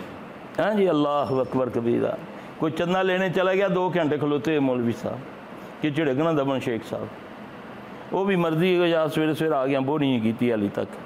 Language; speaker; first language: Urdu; non-native, local second language; Punjabi